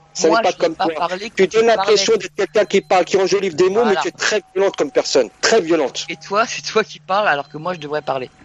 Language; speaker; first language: French; native; French